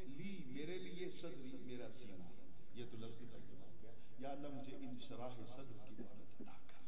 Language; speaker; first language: Urdu; non-native, local second language; Punjabi